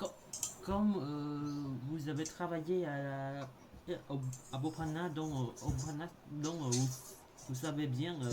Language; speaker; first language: French; non-native, learner; Khmer